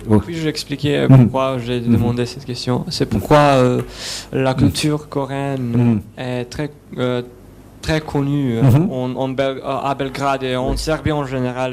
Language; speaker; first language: French; non-native, learner; Serbian